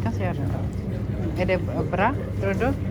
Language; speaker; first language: Swedish; non-native, learner; Filipino